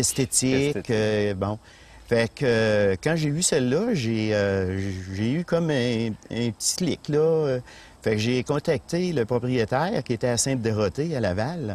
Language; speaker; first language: French; native; French